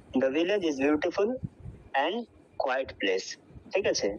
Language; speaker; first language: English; non-native, fluent; Bangla